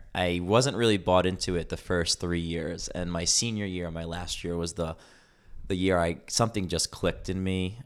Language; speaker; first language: English; early bilingual, other home language; Greek